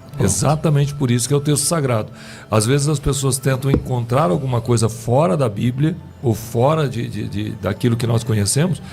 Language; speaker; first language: Portuguese; native; Portuguese